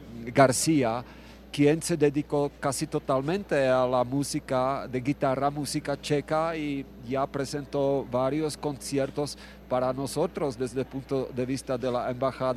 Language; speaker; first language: Spanish; non-native, fluent; Czech